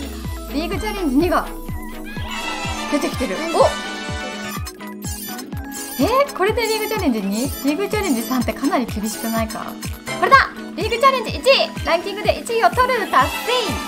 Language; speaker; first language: Japanese; native; Japanese